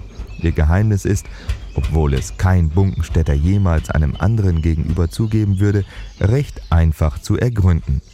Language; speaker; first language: German; native; German